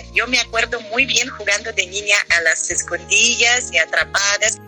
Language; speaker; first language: Spanish; non-native, fluent; Russian